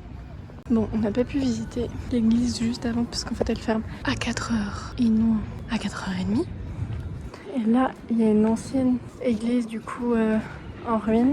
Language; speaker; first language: French; native; French